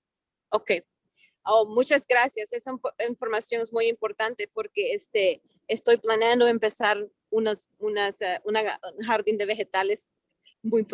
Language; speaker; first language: Spanish; early bilingual, heritage; Spanish